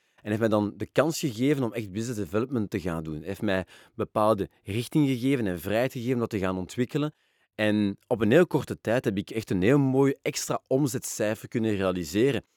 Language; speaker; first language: Dutch; non-native, local second language; French